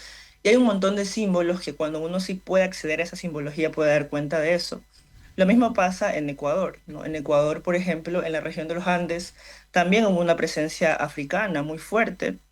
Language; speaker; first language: Spanish; native; Spanish